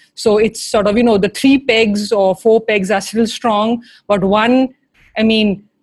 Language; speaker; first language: English; non-native, local second language; Hindi